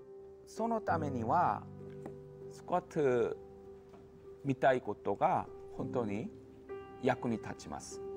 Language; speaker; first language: Japanese; non-native, learner; Korean